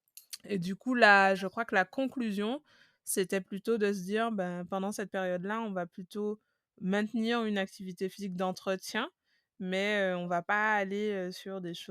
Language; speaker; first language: French; native; French